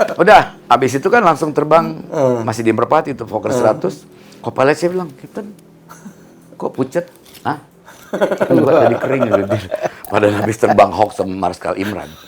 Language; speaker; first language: Indonesian; native; Indonesian